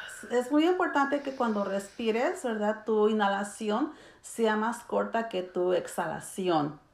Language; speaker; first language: Spanish; early bilingual, heritage; Spanish